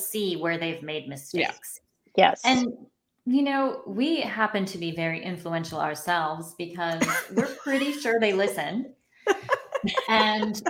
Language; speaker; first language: English; native; English